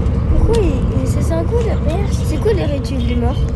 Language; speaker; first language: French; native; French